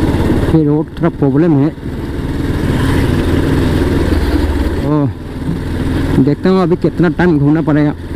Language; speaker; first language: Hindi; non-native, local second language; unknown